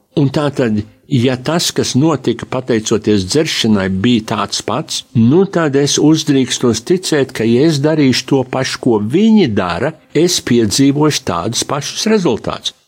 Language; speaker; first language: Latvian; early bilingual, heritage; Latvian